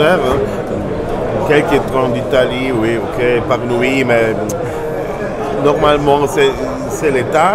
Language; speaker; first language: French; non-native, learner; German